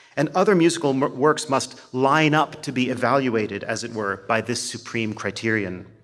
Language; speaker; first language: English; native; English